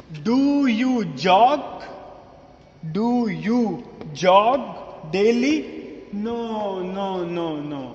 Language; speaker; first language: English; non-native, fluent; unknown